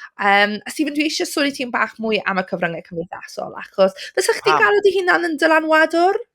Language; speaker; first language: Welsh; non-native, local second language; English